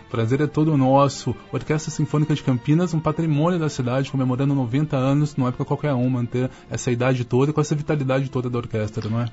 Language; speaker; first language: Portuguese; native; Portuguese